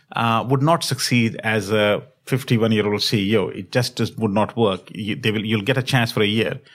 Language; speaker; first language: English; non-native, local second language; Hindi